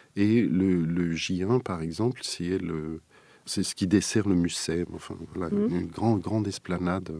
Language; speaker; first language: French; native; French